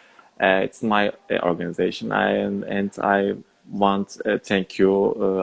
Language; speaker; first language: English; non-native, learner; Turkish